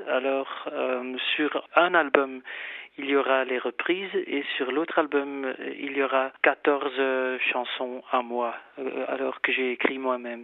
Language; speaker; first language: French; non-native, fluent; Dutch